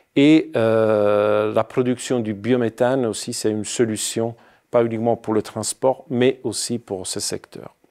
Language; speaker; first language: French; non-native, fluent; Italian